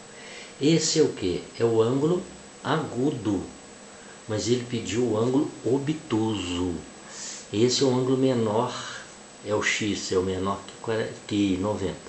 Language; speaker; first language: Portuguese; native; Portuguese